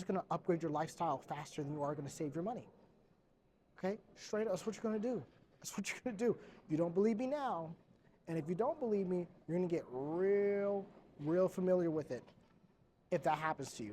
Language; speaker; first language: English; native; English